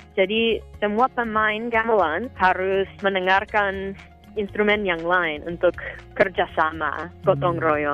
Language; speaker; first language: Indonesian; non-native, fluent; English